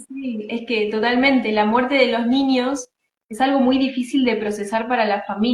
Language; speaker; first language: Spanish; native; Spanish